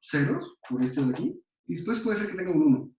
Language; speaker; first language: Spanish; native; Spanish